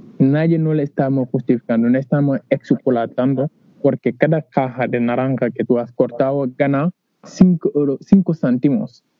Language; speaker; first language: Spanish; non-native, learner; Wolof